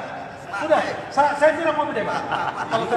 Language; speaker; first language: Indonesian; native; Indonesian